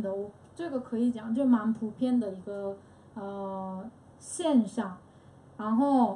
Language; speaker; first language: Chinese; non-native, fluent; Korean